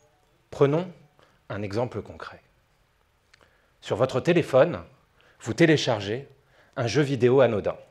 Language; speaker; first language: French; native; French